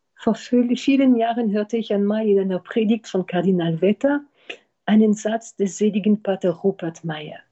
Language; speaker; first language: German; non-native, fluent; French